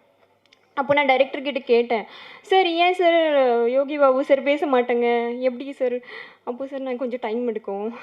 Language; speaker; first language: Tamil; non-native, learner; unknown